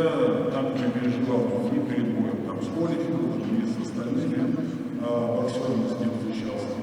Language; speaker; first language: Russian; native; Russian